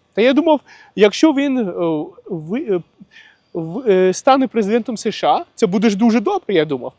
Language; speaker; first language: Ukrainian; non-native, local second language; Russian